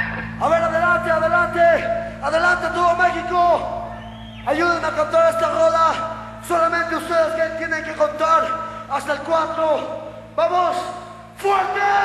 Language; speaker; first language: Spanish; native; Spanish